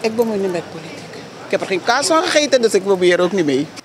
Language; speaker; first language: Dutch; native; Dutch